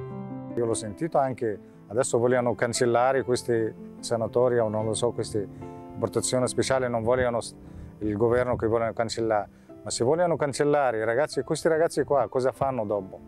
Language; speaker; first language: Italian; non-native, fluent; Arabic